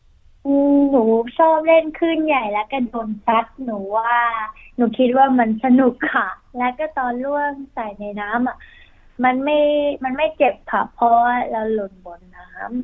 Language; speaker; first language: Thai; early bilingual, heritage; Thai